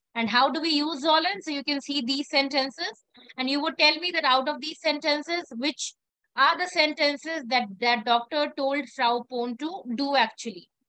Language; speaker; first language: English; non-native, local second language; Hindi